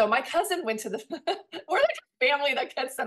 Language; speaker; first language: English; native; English